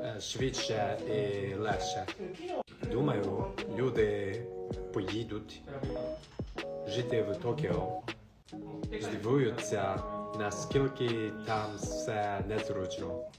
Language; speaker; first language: Ukrainian; non-native, learner; Japanese